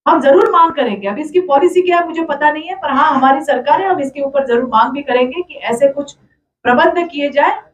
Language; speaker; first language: Hindi; non-native, local second language; Marathi